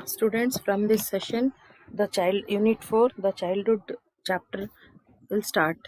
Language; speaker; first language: English; non-native, local second language; Kannada